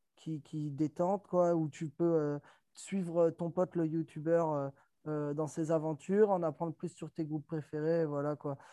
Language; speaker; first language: French; native; French